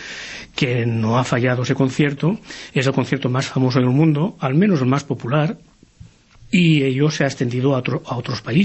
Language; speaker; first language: Spanish; native; Spanish